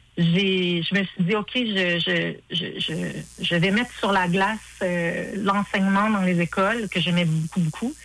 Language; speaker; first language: French; native; French